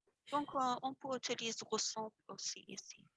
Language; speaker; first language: French; non-native, learner; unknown